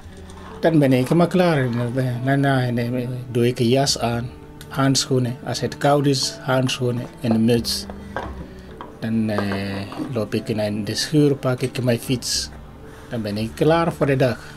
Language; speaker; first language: Dutch; non-native, learner; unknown